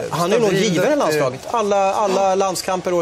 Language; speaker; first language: Swedish; native; Swedish